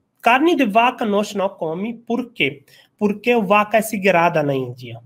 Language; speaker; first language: Portuguese; non-native, learner; Hindi